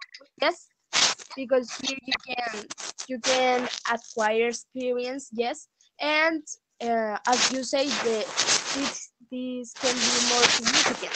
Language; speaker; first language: English; non-native, learner; Spanish